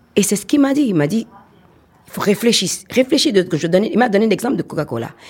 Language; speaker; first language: French; non-native, local second language; Fon